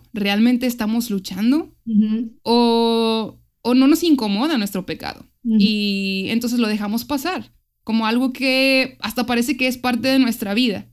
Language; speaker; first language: Spanish; native; Spanish